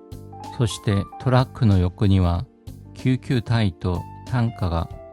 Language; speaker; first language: Japanese; non-native, fluent; Korean